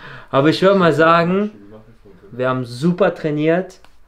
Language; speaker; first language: German; native; German